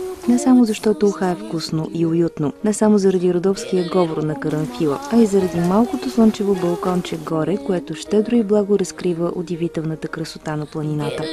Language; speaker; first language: Bulgarian; native; Bulgarian